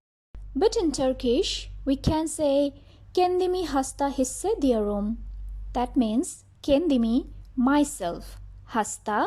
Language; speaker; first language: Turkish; non-native, learner; Bangla